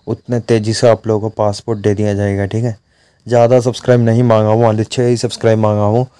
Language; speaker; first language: Hindi; non-native, local second language; Bangla